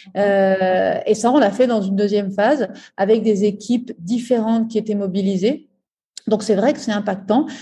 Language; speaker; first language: French; native; French